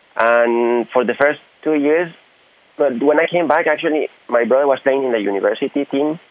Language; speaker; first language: English; non-native, fluent; Spanish